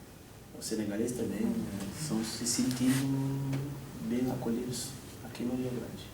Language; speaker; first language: Portuguese; non-native, fluent; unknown